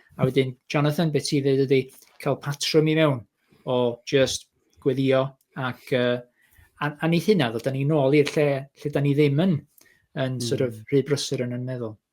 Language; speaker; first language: Welsh; native; Welsh